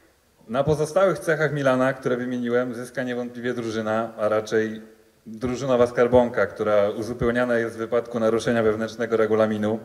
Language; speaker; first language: Polish; native; Polish